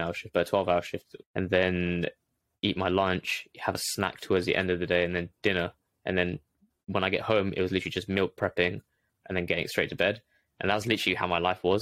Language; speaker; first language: English; native; English